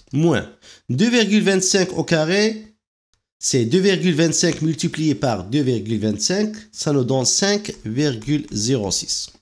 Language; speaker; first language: French; non-native, local second language; Arabic